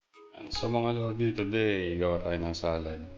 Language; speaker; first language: Filipino; native; Filipino